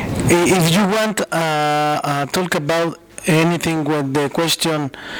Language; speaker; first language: English; non-native, learner; Spanish